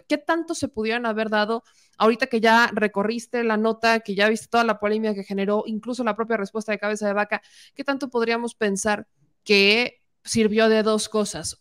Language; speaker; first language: Spanish; native; Spanish